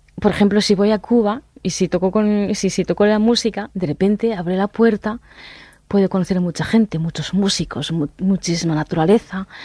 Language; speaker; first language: Spanish; non-native, fluent; Japanese